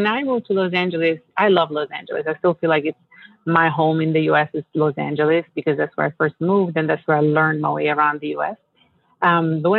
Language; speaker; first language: English; non-native, fluent; Italian